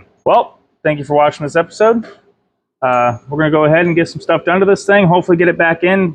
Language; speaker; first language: English; native; English